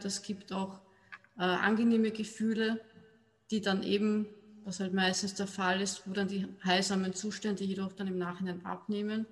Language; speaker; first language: German; native; German